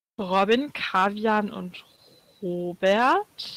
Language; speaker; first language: German; native; German